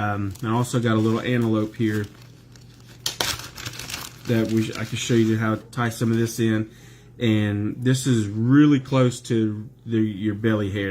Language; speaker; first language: English; native; English